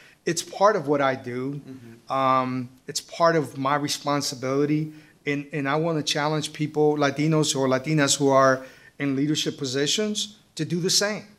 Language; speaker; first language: English; early bilingual, other home language; Spanish